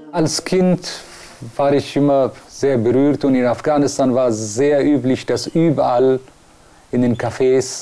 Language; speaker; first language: German; non-native, fluent; Persian